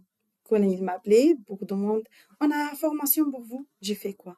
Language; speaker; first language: French; non-native, learner; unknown